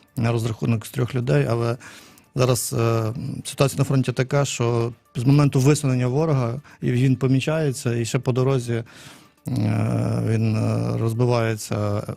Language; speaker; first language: Ukrainian; native; Ukrainian